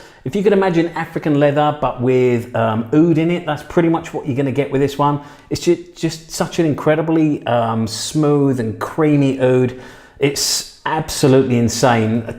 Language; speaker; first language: English; native; English